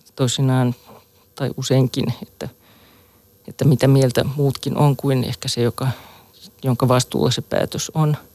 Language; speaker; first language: Finnish; native; Finnish